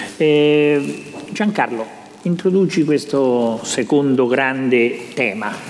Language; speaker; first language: Italian; native; Italian